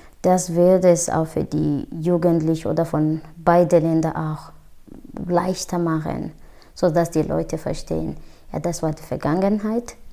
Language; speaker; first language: German; non-native, fluent; Kinyarwanda